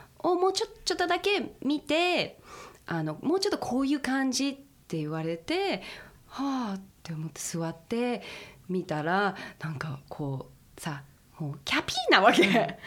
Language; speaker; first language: Japanese; early bilingual, heritage; Japanese